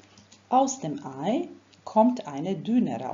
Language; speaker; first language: German; non-native, fluent; Croatian